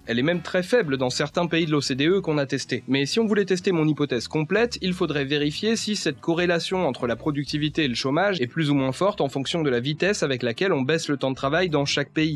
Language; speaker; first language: French; native; French